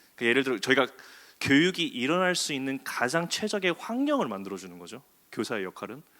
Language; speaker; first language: Korean; early bilingual, heritage; Korean